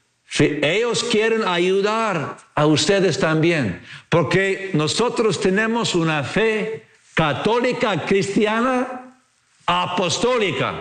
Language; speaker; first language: Spanish; non-native, fluent; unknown